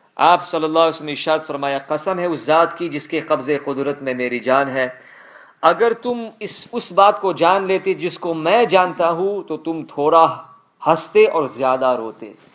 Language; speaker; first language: Urdu; early bilingual, other home language; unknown